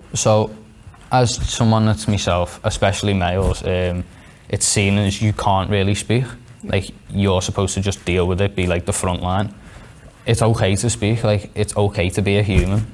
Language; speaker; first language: English; native; English